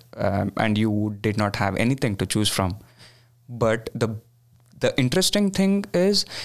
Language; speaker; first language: English; non-native, local second language; Kannada